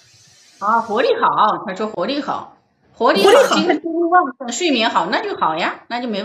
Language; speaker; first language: Chinese; native; Chinese